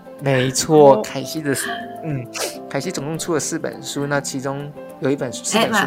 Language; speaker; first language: Chinese; native; Chinese